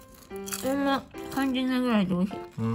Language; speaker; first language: Japanese; native; Japanese